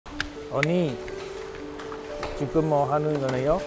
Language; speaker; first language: Korean; non-native, learner; Chinese